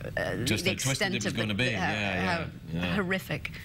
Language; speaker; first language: English; native; English